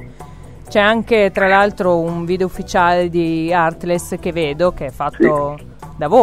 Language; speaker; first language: Italian; native; Italian